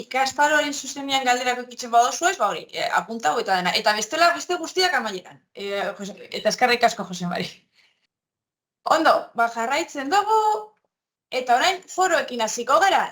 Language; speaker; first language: Basque; native; Basque